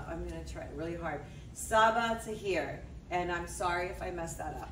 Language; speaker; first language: English; native; English